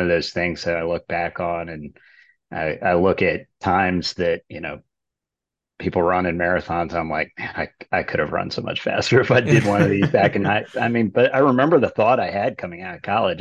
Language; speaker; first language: English; native; English